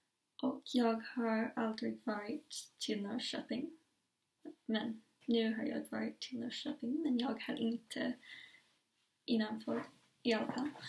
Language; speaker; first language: Swedish; non-native, learner; English